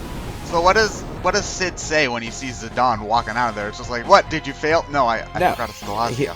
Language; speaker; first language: English; native; English